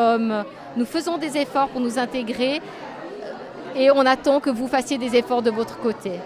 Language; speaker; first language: French; native; French